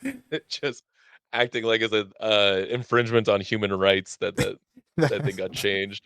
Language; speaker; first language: English; native; English